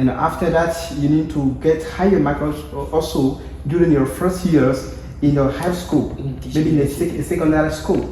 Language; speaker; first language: English; non-native, learner; French